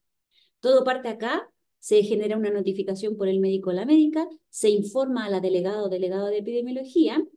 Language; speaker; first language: Spanish; native; Spanish